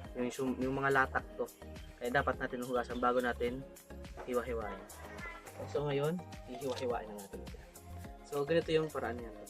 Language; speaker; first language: Filipino; non-native, local second language; Bikol